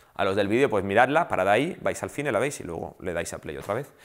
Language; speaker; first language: Spanish; native; Spanish